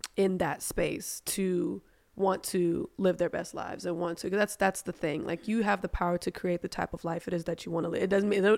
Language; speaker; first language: English; non-native, fluent; German